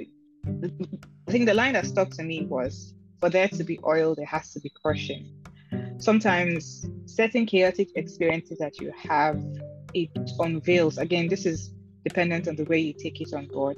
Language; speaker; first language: English; non-native, local second language; Igbo